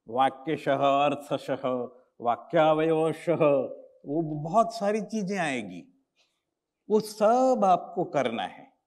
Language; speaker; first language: Hindi; non-native, local second language; Gujarati